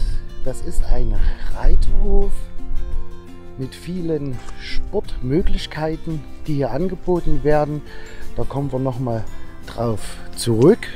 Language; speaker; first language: German; native; German